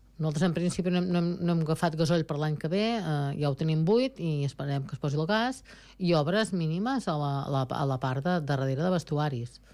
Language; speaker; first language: Catalan; native; Catalan